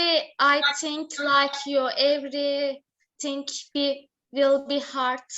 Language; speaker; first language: English; non-native, learner; Turkish